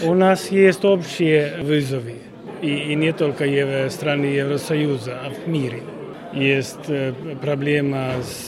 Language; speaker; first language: Russian; non-native, fluent; Finnish